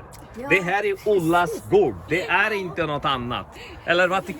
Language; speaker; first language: Swedish; non-native, fluent; Bangla